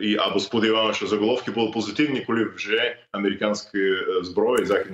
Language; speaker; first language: Ukrainian; non-native, fluent; English